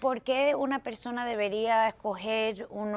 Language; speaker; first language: Spanish; early bilingual, heritage; English